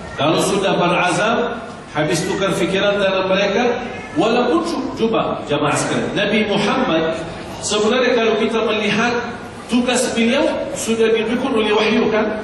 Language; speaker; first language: Malay; non-native, fluent; Arabic